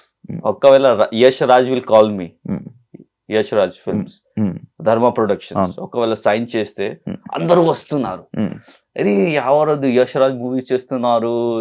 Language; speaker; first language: Telugu; non-native, local second language; Hindi